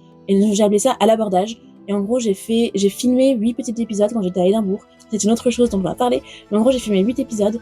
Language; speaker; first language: French; native; French